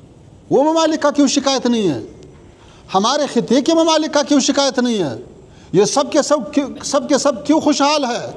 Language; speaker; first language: Hindi; non-native, fluent; Pashto